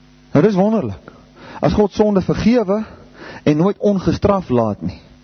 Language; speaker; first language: Afrikaans; native; Afrikaans